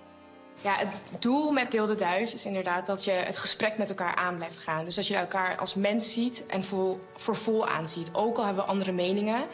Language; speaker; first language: Dutch; native; Dutch